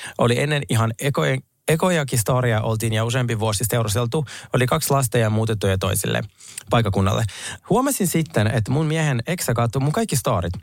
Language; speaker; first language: Finnish; early bilingual, other home language; Russian